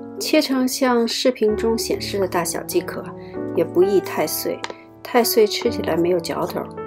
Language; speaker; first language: Chinese; native; Chinese